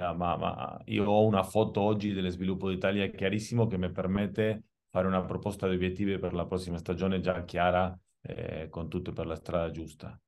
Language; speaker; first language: Italian; non-native, fluent; Spanish